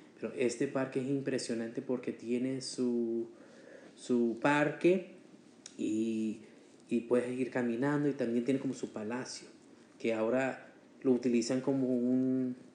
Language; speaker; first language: Spanish; early bilingual, heritage; Spanish